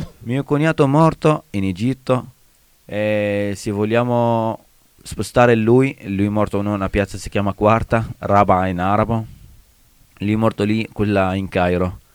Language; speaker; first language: Italian; non-native, learner; Arabic